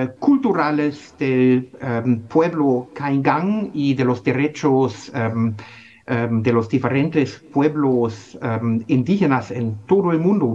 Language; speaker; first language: Spanish; non-native, fluent; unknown